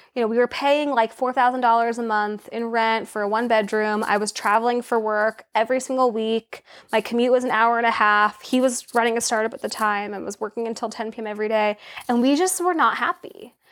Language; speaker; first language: English; native; English